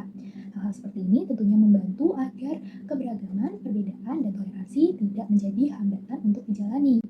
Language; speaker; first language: Indonesian; native; Indonesian